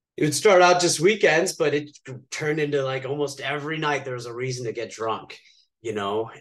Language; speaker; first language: English; native; English